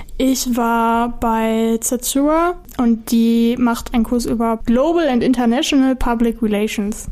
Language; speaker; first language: German; native; German